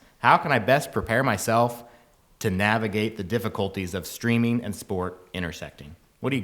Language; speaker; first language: English; native; English